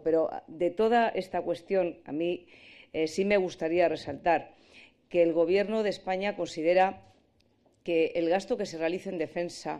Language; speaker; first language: Spanish; native; Spanish